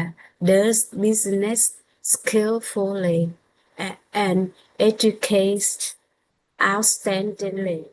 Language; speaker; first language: English; non-native, learner; Vietnamese